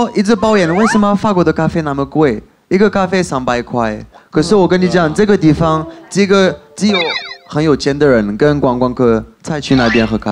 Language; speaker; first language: Chinese; non-native, fluent; French